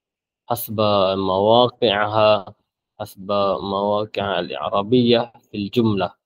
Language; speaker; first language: Arabic; non-native, fluent; Malay